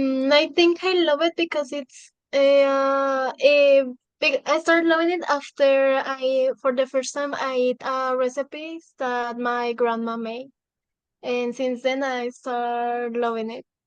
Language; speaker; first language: English; non-native, fluent; Spanish